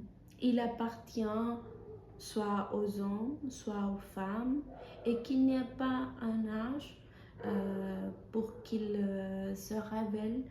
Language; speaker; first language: French; non-native, fluent; Spanish